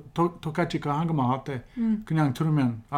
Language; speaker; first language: Korean; non-native, fluent; English